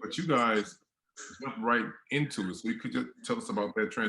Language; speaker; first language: English; native; English